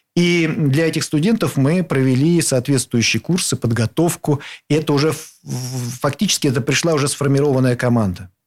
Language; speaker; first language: Russian; native; Russian